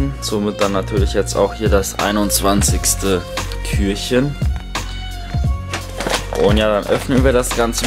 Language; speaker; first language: German; native; German